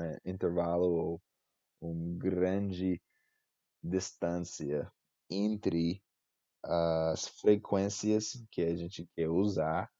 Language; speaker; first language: Portuguese; non-native, fluent; English